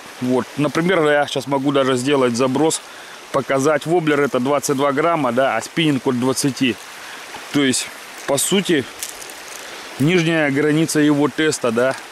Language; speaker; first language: Russian; native; Russian